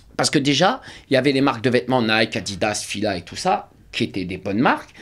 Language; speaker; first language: French; native; French